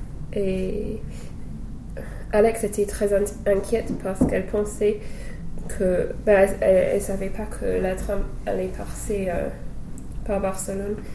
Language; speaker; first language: French; non-native, learner; English